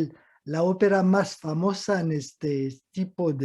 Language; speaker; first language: Spanish; non-native, fluent; French